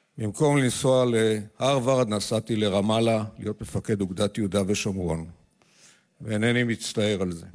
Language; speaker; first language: Hebrew; native; Hebrew